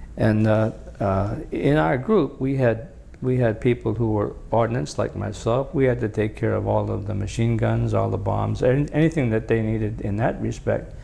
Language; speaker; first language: English; native; English